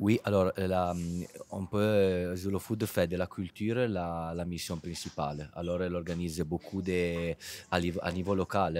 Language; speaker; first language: French; non-native, fluent; Italian